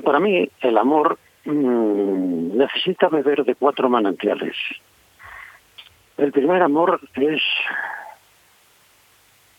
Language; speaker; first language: Spanish; native; Spanish